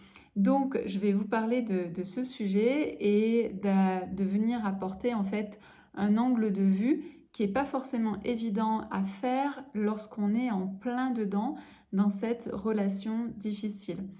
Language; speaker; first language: French; native; French